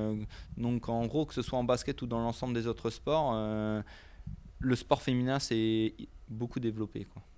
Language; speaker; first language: French; native; French